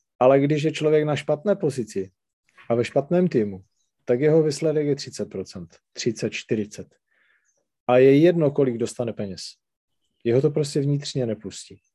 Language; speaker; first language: Czech; non-native, local second language; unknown